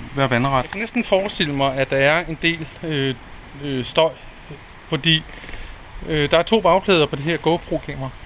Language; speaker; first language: Danish; native; Danish